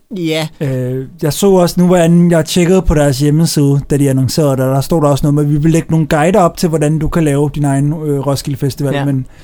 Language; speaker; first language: Danish; native; Danish